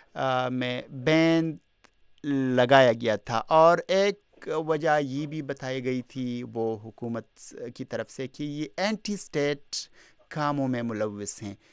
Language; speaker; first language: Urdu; non-native, local second language; Pashto